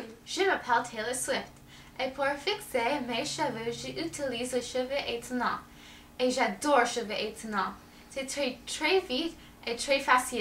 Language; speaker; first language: French; non-native, learner; English